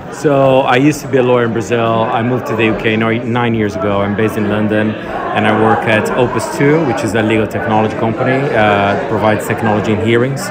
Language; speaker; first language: English; non-native, fluent; Portuguese